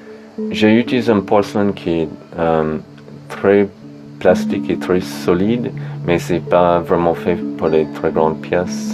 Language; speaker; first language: French; non-native, fluent; English